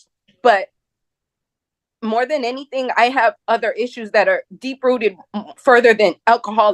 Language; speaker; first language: English; native; English